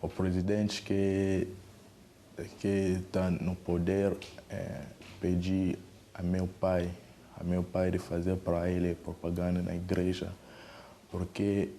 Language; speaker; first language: Portuguese; non-native, learner; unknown